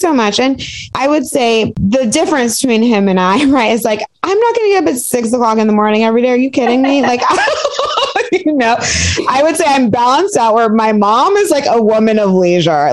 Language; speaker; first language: English; native; English